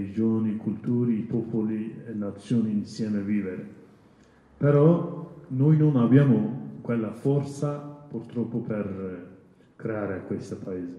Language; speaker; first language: Italian; non-native, learner; Kurdish